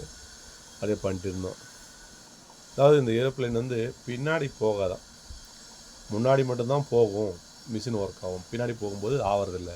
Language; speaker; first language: Tamil; native; Tamil